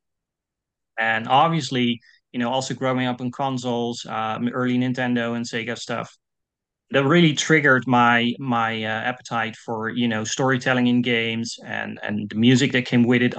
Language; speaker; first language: English; non-native, fluent; Dutch